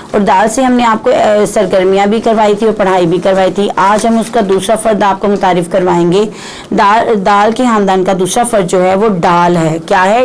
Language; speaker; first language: Urdu; non-native, local second language; Punjabi